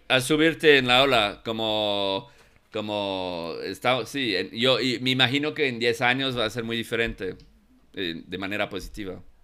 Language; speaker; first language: Spanish; non-native, fluent; English